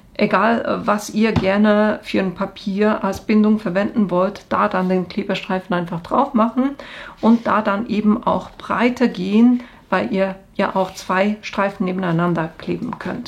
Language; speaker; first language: German; native; German